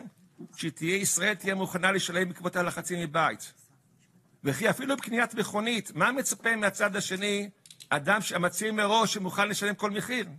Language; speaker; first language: Hebrew; native; Hebrew